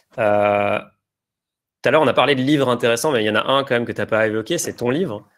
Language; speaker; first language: French; native; French